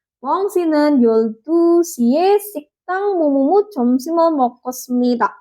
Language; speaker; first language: Korean; non-native, learner; Indonesian